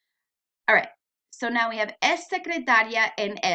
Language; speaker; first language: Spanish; non-native, fluent; English